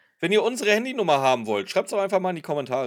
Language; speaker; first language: German; native; German